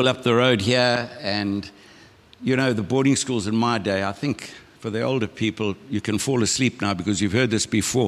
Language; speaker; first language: English; native; English